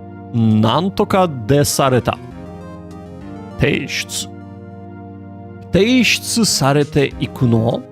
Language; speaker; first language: Japanese; non-native, learner; English